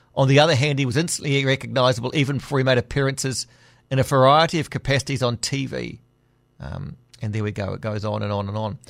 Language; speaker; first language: English; native; English